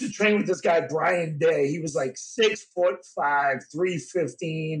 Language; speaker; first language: English; native; English